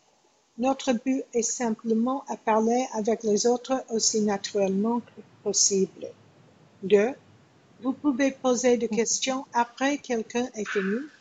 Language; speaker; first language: French; non-native, learner; English